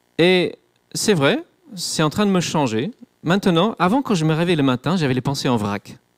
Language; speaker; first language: French; non-native, fluent; English